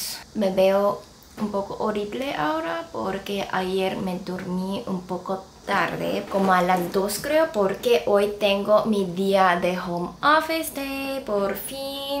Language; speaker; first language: Spanish; non-native, fluent; Korean